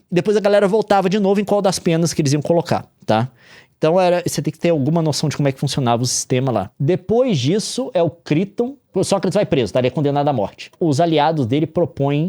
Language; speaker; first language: Portuguese; native; Portuguese